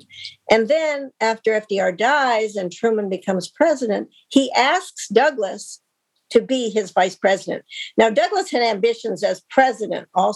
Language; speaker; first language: English; native; English